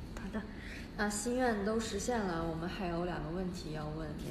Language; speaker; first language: Chinese; native; Chinese